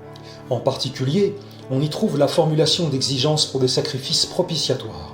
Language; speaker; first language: French; native; French